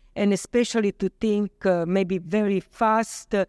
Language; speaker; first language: English; non-native, fluent; Slovenian